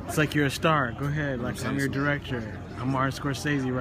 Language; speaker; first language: English; native; English